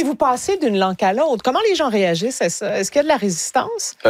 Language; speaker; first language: French; native; French